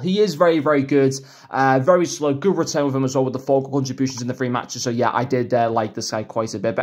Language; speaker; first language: English; native; English